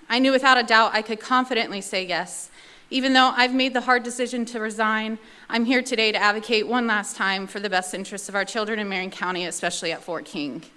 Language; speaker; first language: English; native; English